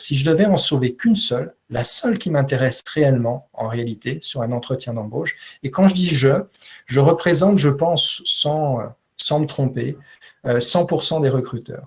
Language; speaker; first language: French; native; French